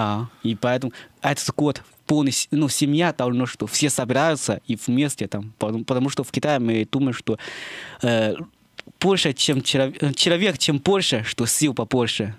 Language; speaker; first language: Russian; non-native, learner; Chinese